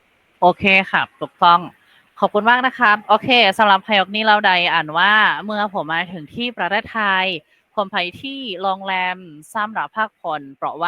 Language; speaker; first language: Thai; non-native, fluent; Indonesian